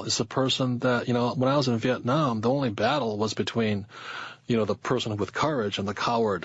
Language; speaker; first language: English; native; English